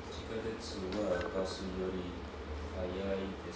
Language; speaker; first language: Japanese; non-native, learner; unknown